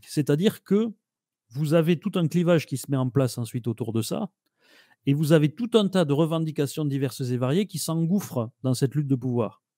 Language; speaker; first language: French; native; French